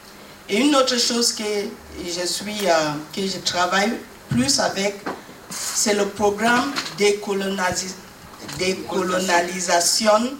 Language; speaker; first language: French; non-native, learner; English